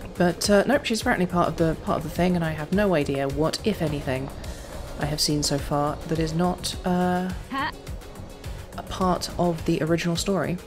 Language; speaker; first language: English; native; English